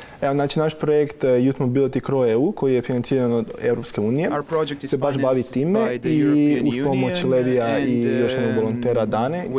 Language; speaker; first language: Croatian; native; Croatian